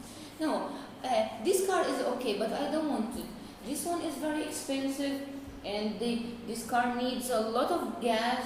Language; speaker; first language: English; non-native, learner; Portuguese